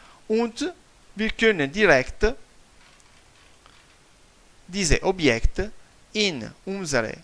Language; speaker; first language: German; non-native, fluent; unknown